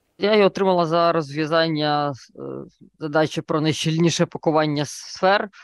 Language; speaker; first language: Ukrainian; native; Ukrainian